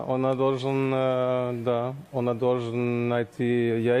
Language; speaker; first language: Russian; non-native, learner; German